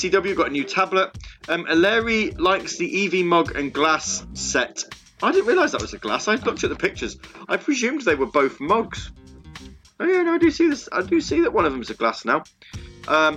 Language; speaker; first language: English; native; English